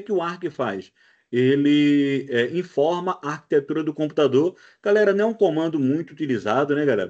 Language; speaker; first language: Portuguese; native; Portuguese